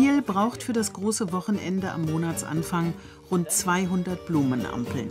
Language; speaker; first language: German; native; German